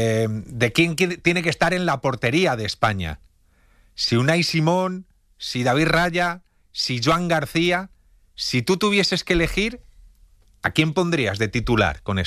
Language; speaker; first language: Spanish; native; Spanish